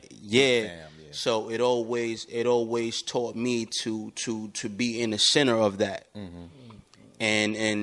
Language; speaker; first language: English; native; English